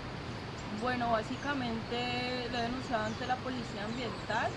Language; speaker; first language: Spanish; native; Spanish